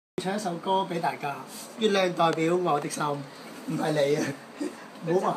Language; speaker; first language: Chinese; native; Chinese